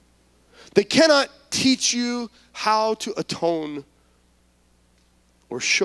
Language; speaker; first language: English; native; English